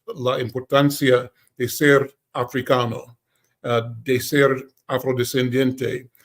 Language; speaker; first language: Spanish; non-native, learner; English